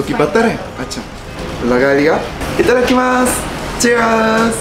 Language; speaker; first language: Hindi; non-native, fluent; Japanese